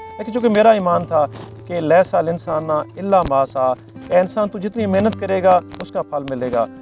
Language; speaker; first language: Urdu; non-native, local second language; Punjabi